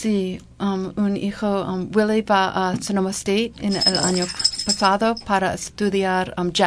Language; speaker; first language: Spanish; non-native, learner; English